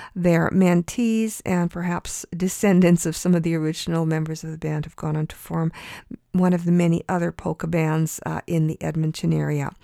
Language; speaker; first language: English; early bilingual, other home language; Ukrainian